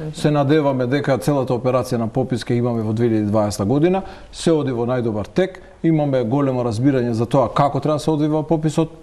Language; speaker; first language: Macedonian; non-native, local second language; Albanian